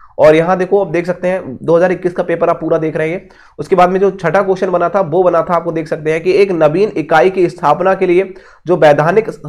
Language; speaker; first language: Hindi; native; Hindi